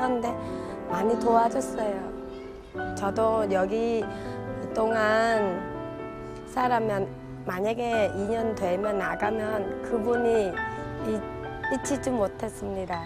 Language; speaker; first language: Korean; non-native, learner; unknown